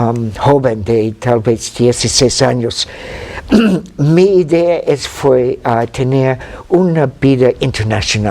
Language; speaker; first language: Spanish; non-native, fluent; English